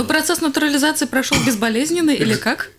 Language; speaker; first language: Russian; native; Russian